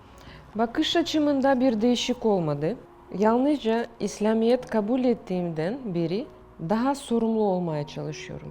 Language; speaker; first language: Turkish; non-native, fluent; Russian